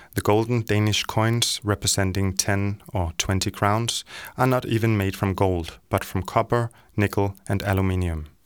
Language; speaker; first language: English; non-native, fluent; Danish